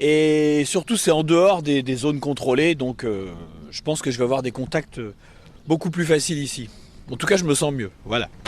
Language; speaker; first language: French; native; French